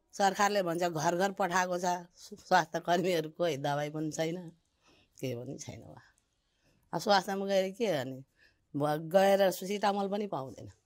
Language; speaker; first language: Nepali; non-native, local second language; Maithili